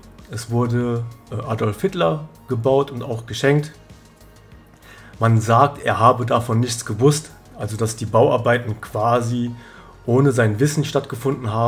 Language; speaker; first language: German; native; German